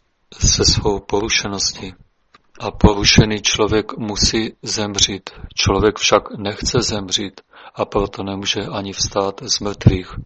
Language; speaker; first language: Czech; native; Czech